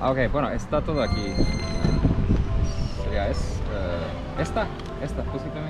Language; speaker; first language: Spanish; non-native, fluent; English